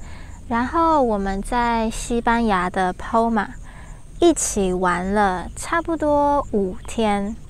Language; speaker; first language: Chinese; non-native, learner; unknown